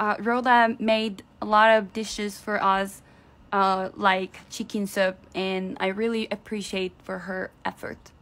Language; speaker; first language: English; non-native, learner; Chinese